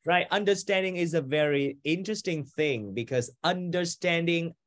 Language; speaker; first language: English; non-native, fluent; Vietnamese